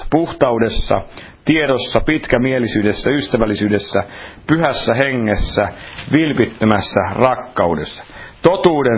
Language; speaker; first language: Finnish; native; Finnish